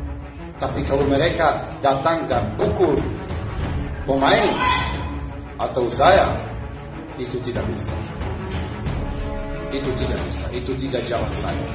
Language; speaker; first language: Indonesian; non-native, learner; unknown